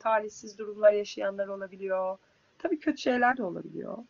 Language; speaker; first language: Turkish; native; Turkish